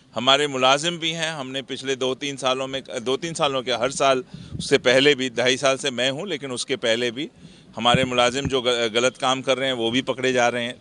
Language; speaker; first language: Hindi; non-native, local second language; Punjabi